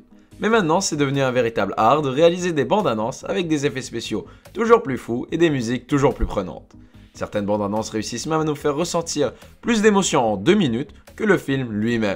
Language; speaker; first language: French; native; French